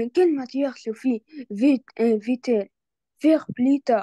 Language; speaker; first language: French; non-native, learner; Arabic